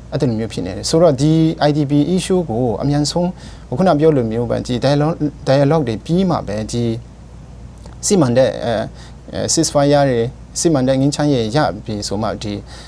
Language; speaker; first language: Burmese; non-native, local second language; Kachin